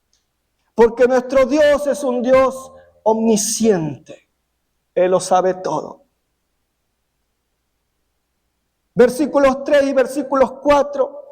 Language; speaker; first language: Spanish; native; Spanish